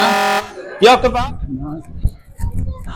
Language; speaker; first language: Welsh; non-native, learner; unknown